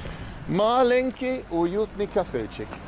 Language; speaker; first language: Russian; non-native, learner; English